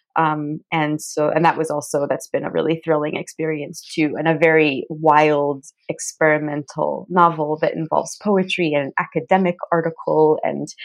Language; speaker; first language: English; native; English